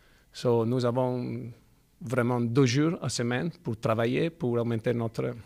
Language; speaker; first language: French; non-native, fluent; Italian